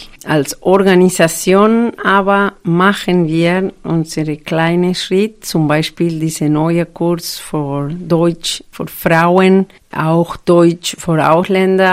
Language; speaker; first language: German; non-native, fluent; Spanish